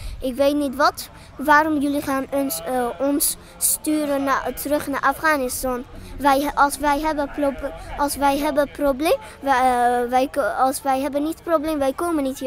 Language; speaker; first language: Dutch; non-native, learner; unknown